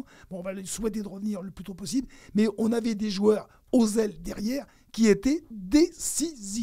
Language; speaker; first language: French; native; French